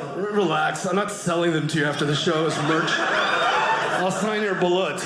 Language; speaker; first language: English; native; English